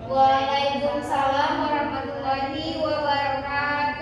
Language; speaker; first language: Indonesian; native; Indonesian